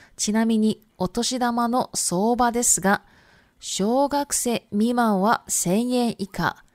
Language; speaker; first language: Japanese; non-native, fluent; Chinese